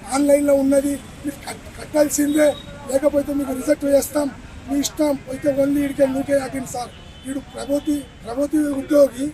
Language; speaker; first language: Telugu; native; Telugu